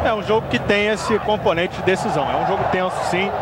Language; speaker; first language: Portuguese; native; Portuguese